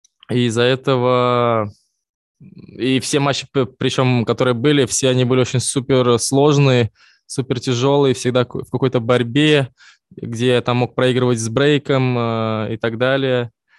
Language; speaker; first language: Russian; native; Russian